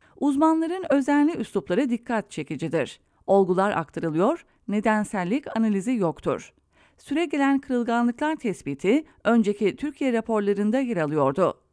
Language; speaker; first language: Turkish; native; Turkish